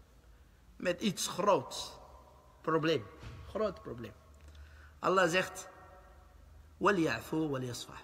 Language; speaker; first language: Dutch; early bilingual, other home language; Arabic